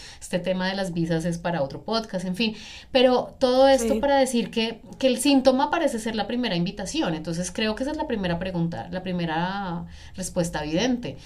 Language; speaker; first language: Spanish; native; Spanish